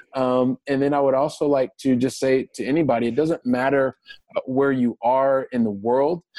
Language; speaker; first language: English; native; English